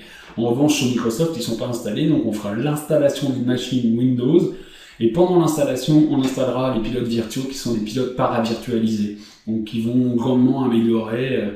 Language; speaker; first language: French; native; French